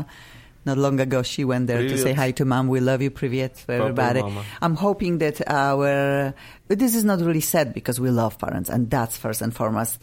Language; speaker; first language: English; non-native, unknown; Russian